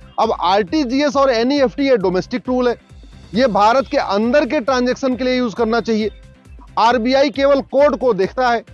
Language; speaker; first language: Hindi; native; Hindi